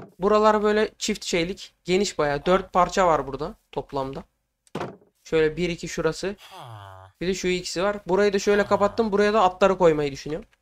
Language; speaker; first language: Turkish; native; Turkish